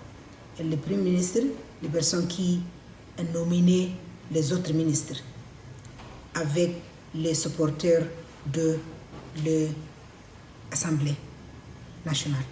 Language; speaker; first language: French; non-native, learner; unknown